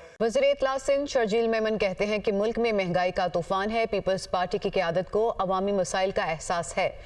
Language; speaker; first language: Urdu; native; Urdu